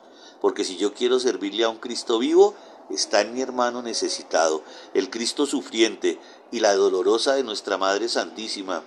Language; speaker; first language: Spanish; native; Spanish